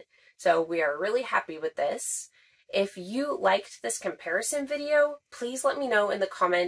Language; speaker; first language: English; native; English